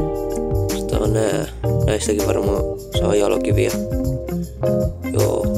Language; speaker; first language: Finnish; native; Finnish